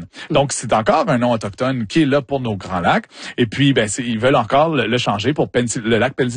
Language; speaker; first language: French; native; French